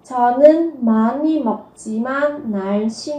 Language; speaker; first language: Korean; non-native, fluent; Vietnamese